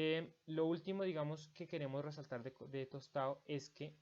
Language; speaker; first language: Spanish; native; Spanish